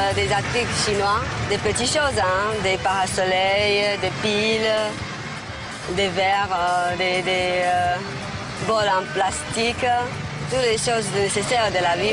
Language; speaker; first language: French; non-native, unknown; Chinese